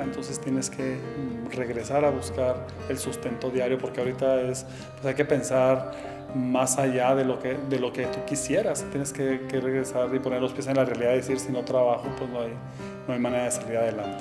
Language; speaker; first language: Spanish; native; Spanish